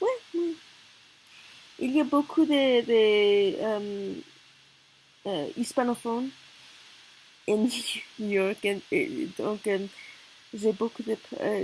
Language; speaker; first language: French; non-native, learner; Korean